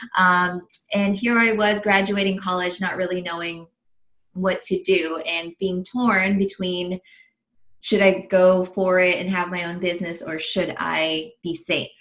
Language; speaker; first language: English; early bilingual, other home language; Filipino